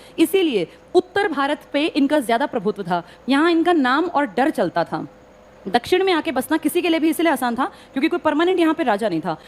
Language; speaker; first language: Hindi; native; Hindi